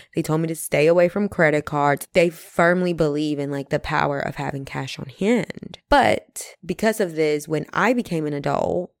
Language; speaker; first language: English; early bilingual, other home language; Spanish